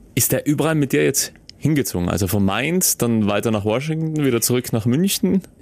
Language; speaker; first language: German; native; German